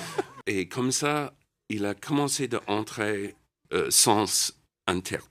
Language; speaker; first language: French; non-native, learner; English